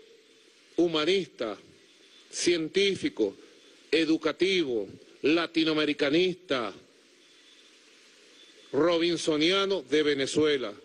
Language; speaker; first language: Spanish; native; Spanish